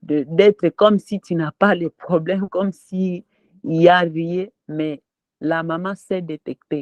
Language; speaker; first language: French; non-native, local second language; Swahili